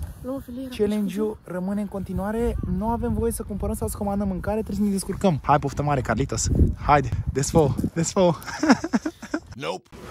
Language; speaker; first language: Romanian; native; Romanian